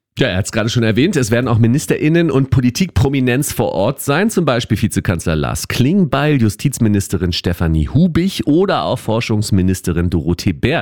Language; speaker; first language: German; native; German